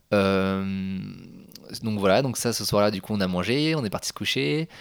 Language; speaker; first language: French; native; French